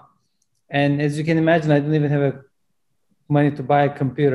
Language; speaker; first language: English; non-native, fluent; Turkish